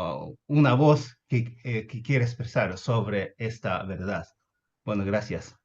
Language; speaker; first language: Spanish; non-native, fluent; Chinese